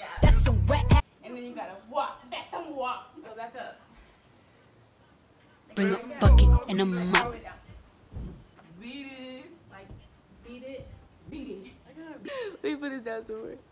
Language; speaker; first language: English; native; English